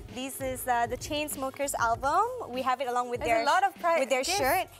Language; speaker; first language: English; native; English